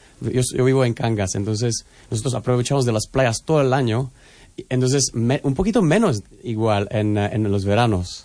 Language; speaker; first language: Spanish; non-native, fluent; Czech